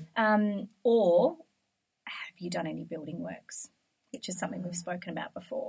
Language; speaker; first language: English; native; English